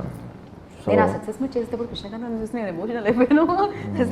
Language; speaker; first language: Telugu; native; Telugu